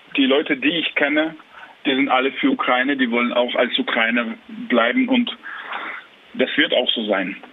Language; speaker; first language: German; non-native, fluent; Ukrainian